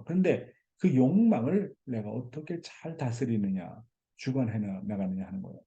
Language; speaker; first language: Korean; native; Korean